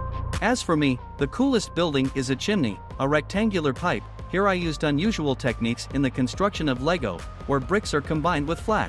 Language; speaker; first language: English; non-native, fluent; Russian